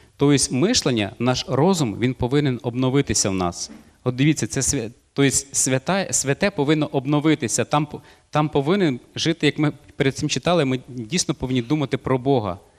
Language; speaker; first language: Ukrainian; non-native, local second language; Russian